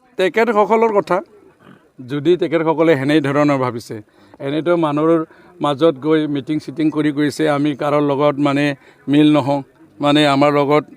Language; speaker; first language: Assamese; non-native, local second language; Bodo